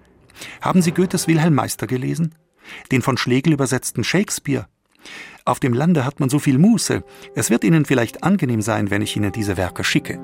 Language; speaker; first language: German; native; German